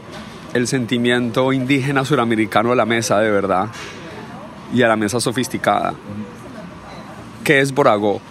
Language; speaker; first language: Spanish; native; Spanish